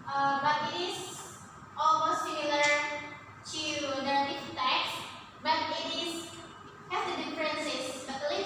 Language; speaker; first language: English; non-native, learner; Indonesian